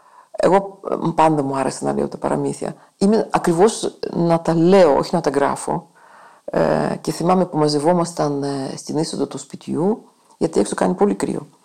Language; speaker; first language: Greek; non-native, fluent; Russian